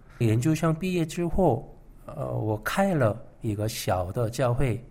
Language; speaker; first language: Chinese; non-native, fluent; Korean